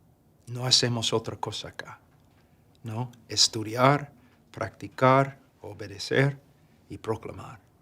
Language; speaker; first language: Spanish; non-native, fluent; English